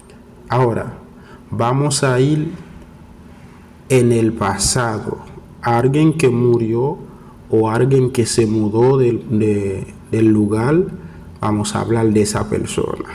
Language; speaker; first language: Spanish; non-native, fluent; Haitian Creole